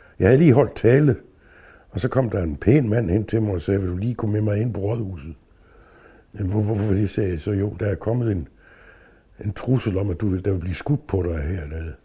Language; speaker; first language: Danish; native; Danish